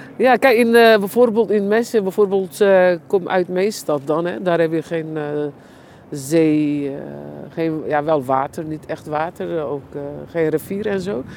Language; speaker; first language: Dutch; non-native, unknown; Turkish